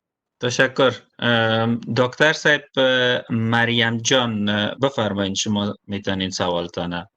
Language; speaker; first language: Persian; native; Persian